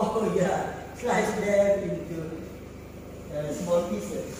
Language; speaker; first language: English; non-native, fluent; Indonesian